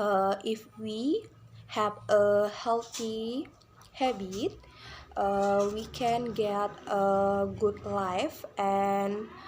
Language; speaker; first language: English; non-native, learner; Indonesian